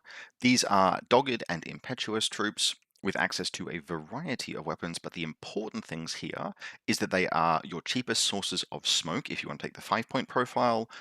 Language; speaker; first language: English; native; English